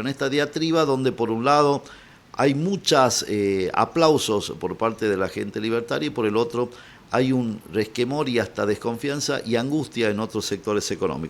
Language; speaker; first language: Spanish; native; Spanish